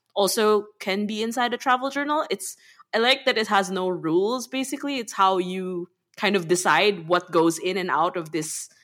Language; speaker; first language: English; non-native, local second language; Filipino